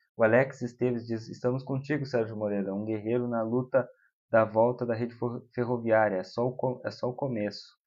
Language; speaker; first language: Portuguese; native; Portuguese